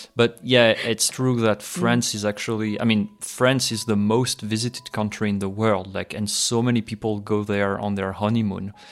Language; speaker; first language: English; non-native, fluent; French